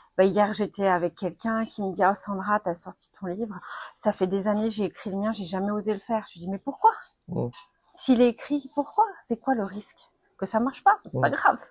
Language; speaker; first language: French; early bilingual, other home language; Spanish